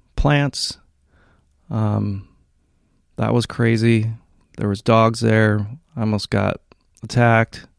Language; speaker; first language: English; native; English